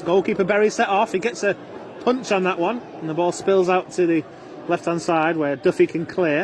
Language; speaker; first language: English; native; English